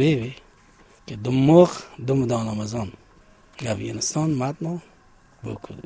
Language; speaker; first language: French; non-native, learner; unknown